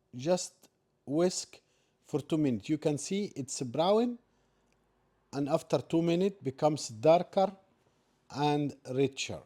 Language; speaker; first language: English; non-native, learner; Arabic